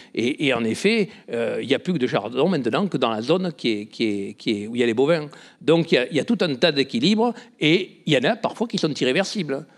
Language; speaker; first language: French; native; French